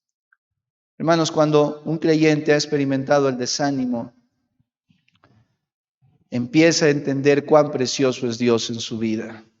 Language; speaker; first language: Spanish; native; Spanish